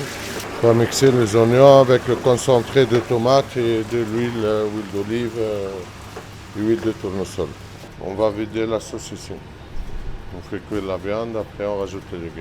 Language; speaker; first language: French; early bilingual, other home language; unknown